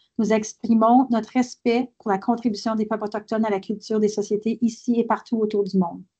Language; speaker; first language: French; native; French